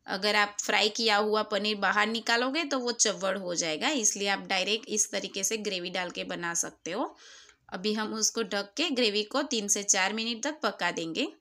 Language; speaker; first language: Hindi; non-native, local second language; Gujarati